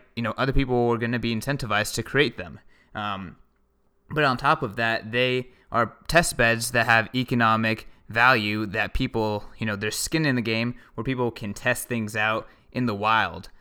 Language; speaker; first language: English; native; English